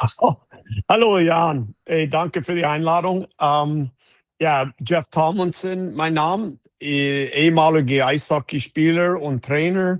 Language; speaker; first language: German; non-native, fluent; English